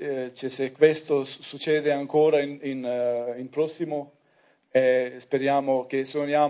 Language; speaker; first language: Italian; non-native, learner; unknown